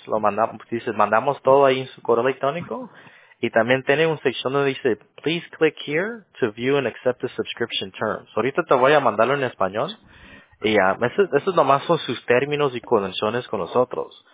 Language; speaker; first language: Spanish; early bilingual, other home language; English